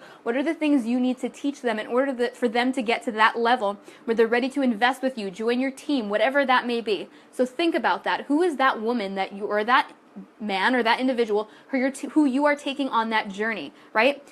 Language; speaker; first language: English; native; English